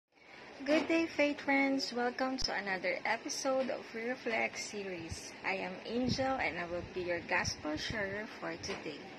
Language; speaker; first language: English; non-native, local second language; Filipino